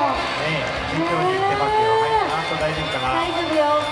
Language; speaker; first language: Japanese; native; Japanese